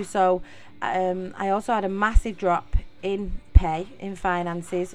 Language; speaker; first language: English; native; English